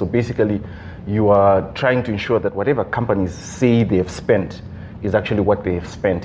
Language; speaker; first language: English; non-native, local second language; Shona